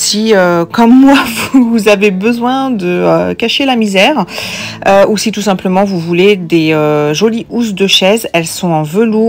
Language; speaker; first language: French; native; French